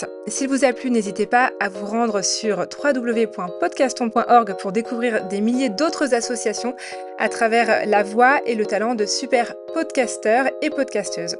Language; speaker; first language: French; native; French